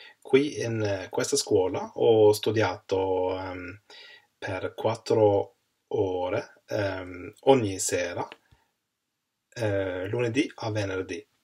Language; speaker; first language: Italian; non-native, learner; Swedish